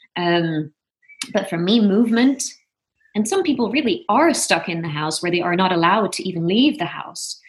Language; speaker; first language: English; non-native, fluent; Dutch